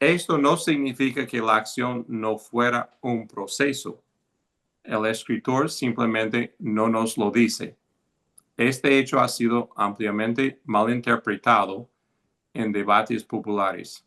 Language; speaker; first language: Spanish; non-native, fluent; English